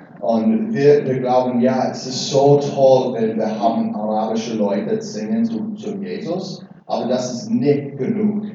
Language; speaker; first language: German; non-native, learner; English